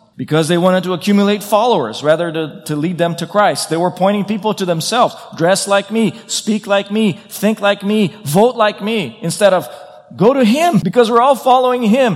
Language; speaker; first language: English; non-native, fluent; Portuguese